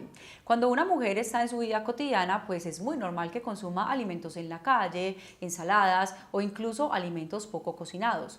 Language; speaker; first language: Spanish; native; Spanish